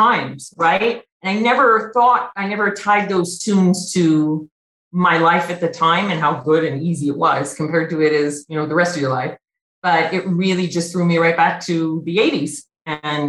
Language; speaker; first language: English; native; English